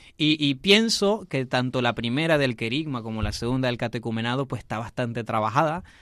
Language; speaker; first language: Spanish; native; Spanish